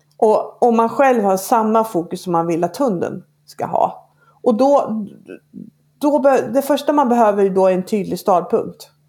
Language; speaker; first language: Swedish; native; Swedish